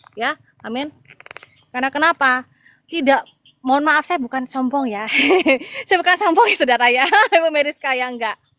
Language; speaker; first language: Indonesian; non-native, local second language; Madurese